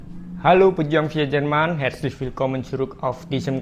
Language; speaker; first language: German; non-native, fluent; Indonesian